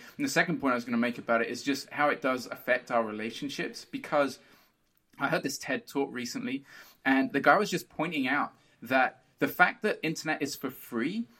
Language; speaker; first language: English; early bilingual, other home language; Portuguese